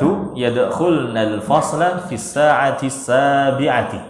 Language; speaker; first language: Arabic; non-native, fluent; Indonesian